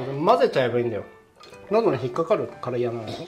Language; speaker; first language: Japanese; native; Japanese